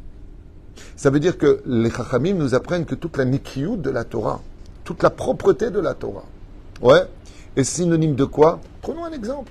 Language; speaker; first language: French; native; French